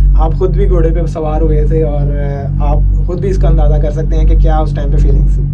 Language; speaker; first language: Urdu; non-native, local second language; Punjabi